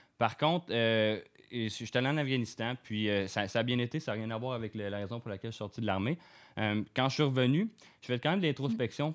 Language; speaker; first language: French; native; French